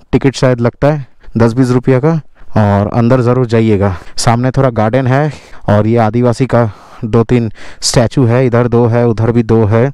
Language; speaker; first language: Hindi; non-native, local second language; Bangla